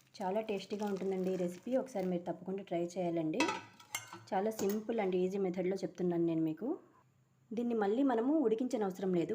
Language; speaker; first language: Telugu; non-native, local second language; Urdu